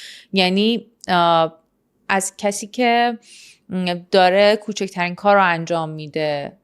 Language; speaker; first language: Persian; native; Persian